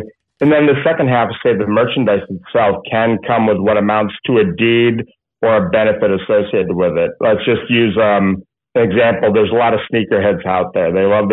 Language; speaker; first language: English; native; English